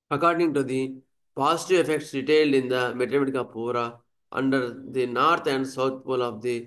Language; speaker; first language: English; non-native, local second language; Telugu